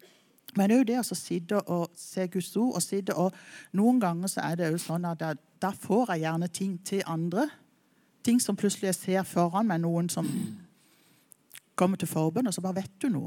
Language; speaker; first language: Norwegian; native; Norwegian